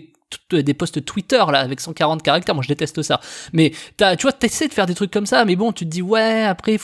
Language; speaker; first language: French; native; French